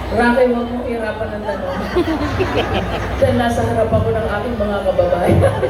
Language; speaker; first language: Filipino; native; Filipino